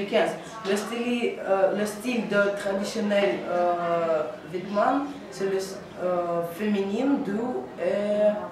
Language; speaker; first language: French; non-native, learner; Russian